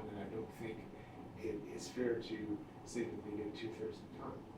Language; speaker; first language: English; native; English